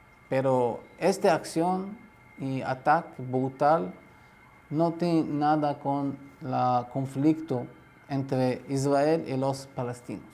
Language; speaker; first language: Spanish; non-native, learner; Arabic